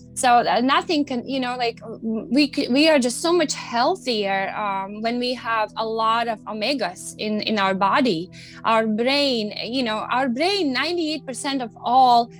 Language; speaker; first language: English; non-native, fluent; Latvian